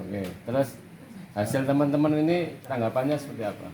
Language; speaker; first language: Indonesian; native; Indonesian